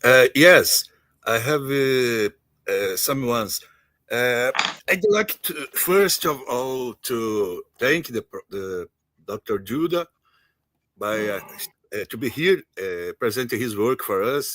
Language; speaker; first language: English; non-native, learner; Portuguese